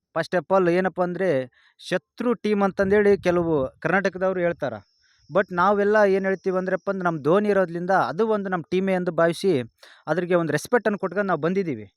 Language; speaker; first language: Kannada; native; Kannada